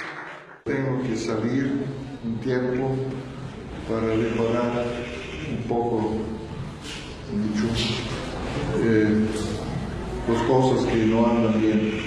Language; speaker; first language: Spanish; non-native, fluent; Dutch